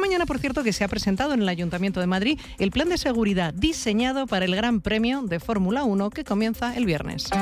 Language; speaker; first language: Spanish; native; Spanish